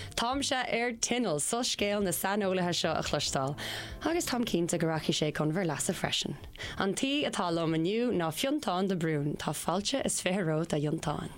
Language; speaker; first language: Irish; non-native, local second language; English